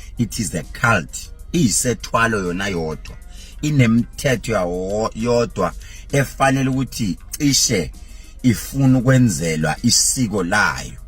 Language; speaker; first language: Zulu; native; Zulu